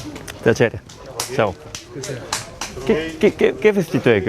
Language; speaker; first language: Italian; non-native, learner; Korean